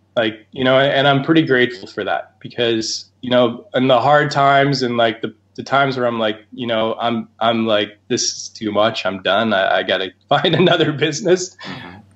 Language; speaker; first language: English; native; English